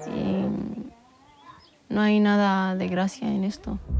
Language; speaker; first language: Spanish; non-native, local second language; Amharic